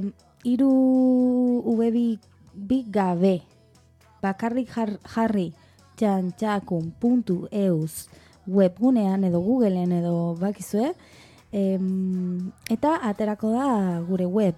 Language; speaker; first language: Basque; non-native, learner; Spanish